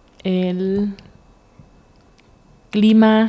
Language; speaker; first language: Spanish; early bilingual, heritage; English